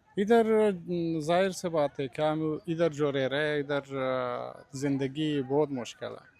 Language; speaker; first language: Urdu; non-native, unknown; Persian